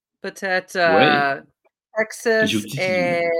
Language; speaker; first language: French; non-native, learner; English